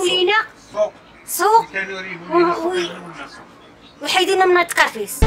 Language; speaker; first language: Arabic; native; Arabic